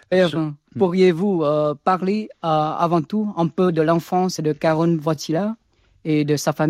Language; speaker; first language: French; non-native, fluent; Vietnamese